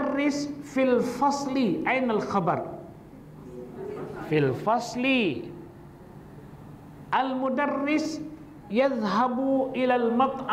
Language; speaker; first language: Arabic; non-native, fluent; Malay